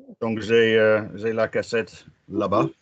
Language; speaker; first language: French; non-native, fluent; English